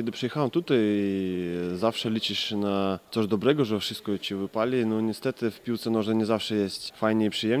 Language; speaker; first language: Polish; non-native, fluent; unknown